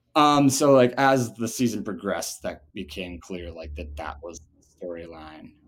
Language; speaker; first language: English; native; English